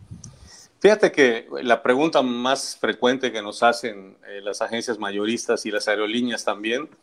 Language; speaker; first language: Spanish; native; Spanish